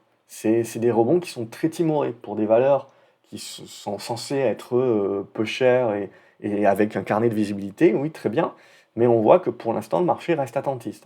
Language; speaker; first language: French; native; French